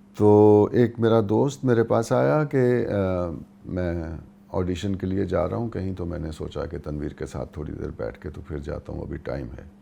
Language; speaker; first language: Urdu; non-native, local second language; Punjabi